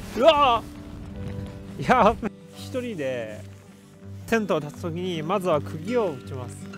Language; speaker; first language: Japanese; non-native, fluent; Chinese